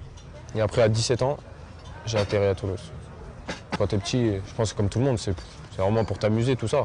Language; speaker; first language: French; native; French